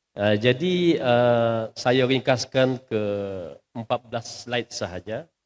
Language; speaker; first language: Malay; native; Malay